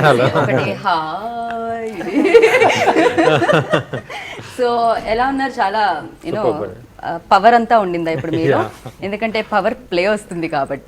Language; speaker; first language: Telugu; native; Telugu